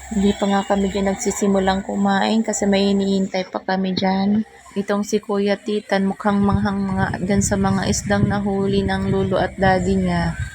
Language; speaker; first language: Filipino; non-native, local second language; Bikol